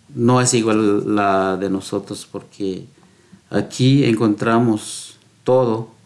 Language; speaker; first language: Spanish; native; Spanish